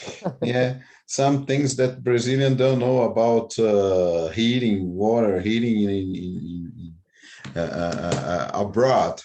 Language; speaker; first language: English; non-native, fluent; Portuguese